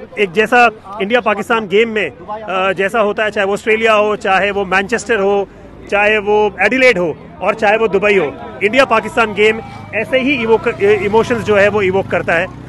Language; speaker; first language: Hindi; native; Hindi